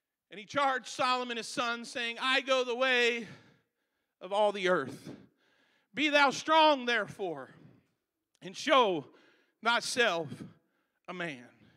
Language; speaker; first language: English; native; English